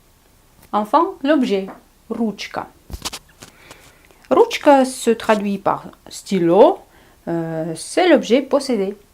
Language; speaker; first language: French; non-native, fluent; Russian